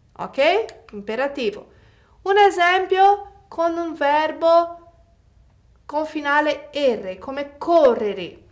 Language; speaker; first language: Italian; non-native, fluent; Portuguese